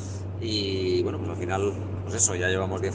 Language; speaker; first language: Spanish; native; Spanish